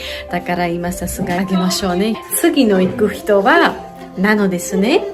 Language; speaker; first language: Japanese; non-native, learner; Georgian